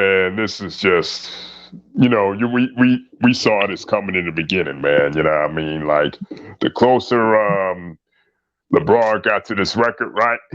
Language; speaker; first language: English; native; English